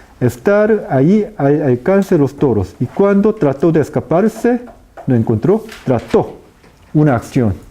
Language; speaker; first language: Spanish; non-native, fluent; Korean